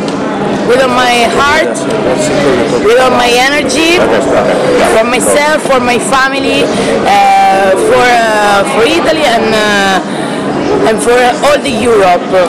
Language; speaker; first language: English; non-native, learner; Italian